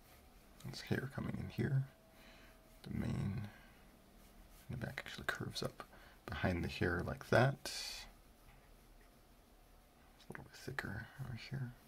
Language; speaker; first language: English; native; English